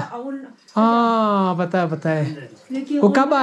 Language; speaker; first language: Hindi; non-native, local second language; Malayalam